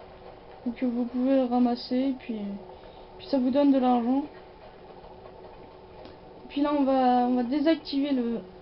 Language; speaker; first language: French; native; French